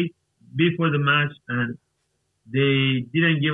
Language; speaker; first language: English; non-native, learner; Persian